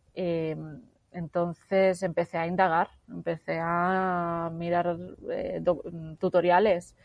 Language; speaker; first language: Spanish; native; Spanish